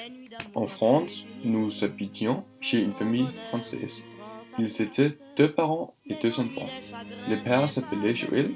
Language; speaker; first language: French; non-native, learner; Danish